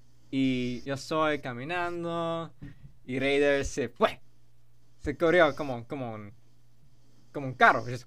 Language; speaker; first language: Spanish; non-native, learner; English